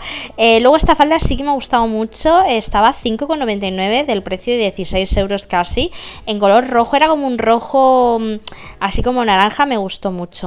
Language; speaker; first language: Spanish; native; Spanish